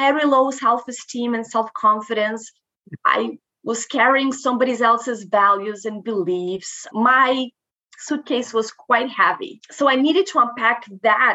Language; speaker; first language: English; non-native, fluent; Romanian